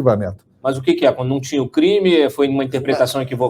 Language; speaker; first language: Portuguese; native; Portuguese